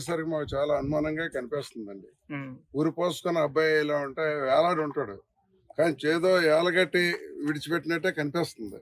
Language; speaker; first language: Telugu; native; Telugu